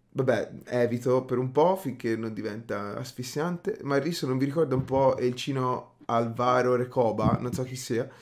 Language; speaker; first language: Italian; native; Italian